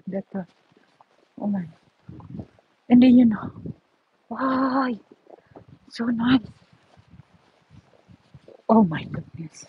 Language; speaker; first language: English; non-native, learner; Filipino